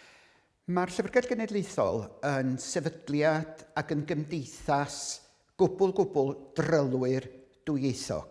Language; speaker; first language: Welsh; native; Welsh